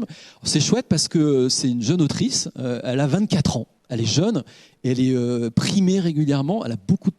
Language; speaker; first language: French; native; French